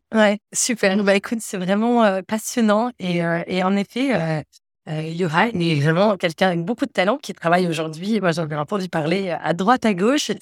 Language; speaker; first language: French; native; French